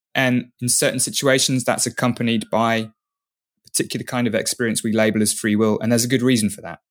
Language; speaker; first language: English; native; English